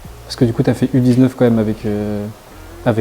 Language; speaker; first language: French; native; French